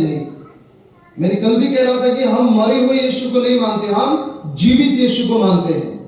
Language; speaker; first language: Hindi; non-native, local second language; Nepali